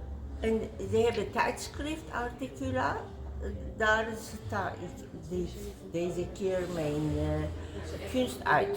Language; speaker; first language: Dutch; non-native, fluent; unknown